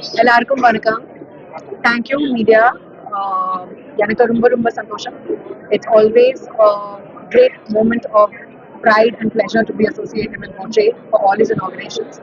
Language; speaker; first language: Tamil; non-native, learner; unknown